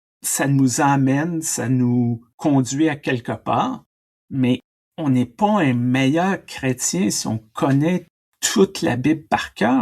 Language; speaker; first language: French; native; French